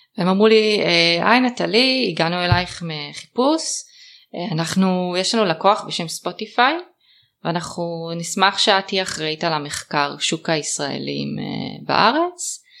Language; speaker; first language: Hebrew; native; Hebrew